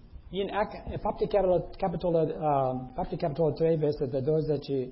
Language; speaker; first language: Romanian; non-native, learner; English